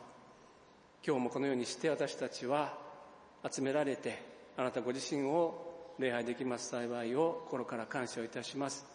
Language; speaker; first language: Japanese; native; Japanese